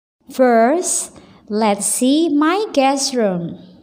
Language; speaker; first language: English; non-native, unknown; Indonesian